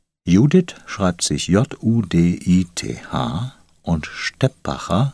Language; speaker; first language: German; native; German